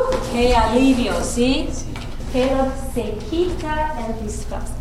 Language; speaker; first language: Spanish; non-native, fluent; English